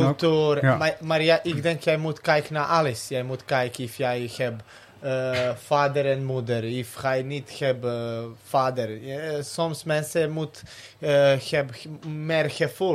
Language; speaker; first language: Dutch; non-native, learner; Serbian